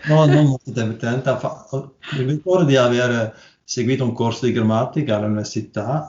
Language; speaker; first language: Italian; non-native, learner; Norwegian